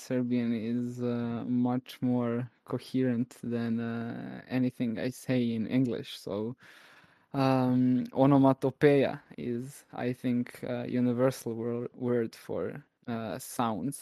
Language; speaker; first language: English; non-native, fluent; Serbian